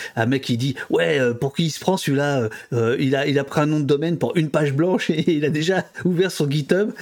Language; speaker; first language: French; native; French